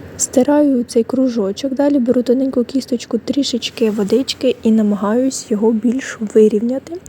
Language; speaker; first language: Ukrainian; non-native, local second language; Russian